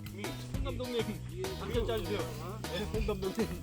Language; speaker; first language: Korean; native; Korean